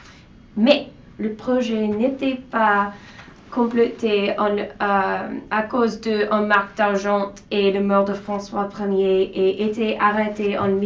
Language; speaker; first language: French; non-native, learner; English